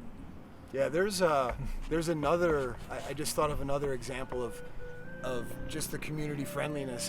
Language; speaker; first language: English; native; English